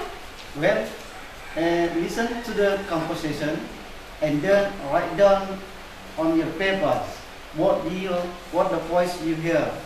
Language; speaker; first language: English; non-native, learner; Indonesian